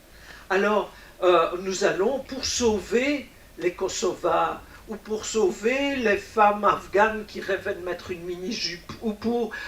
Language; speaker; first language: French; native; French